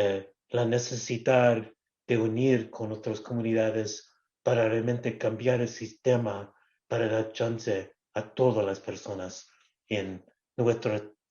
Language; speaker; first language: Spanish; non-native, local second language; English